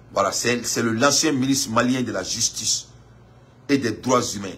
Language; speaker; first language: French; non-native, local second language; Bambara